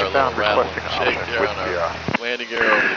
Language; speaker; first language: English; native; English